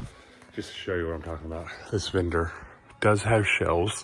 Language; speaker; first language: English; native; English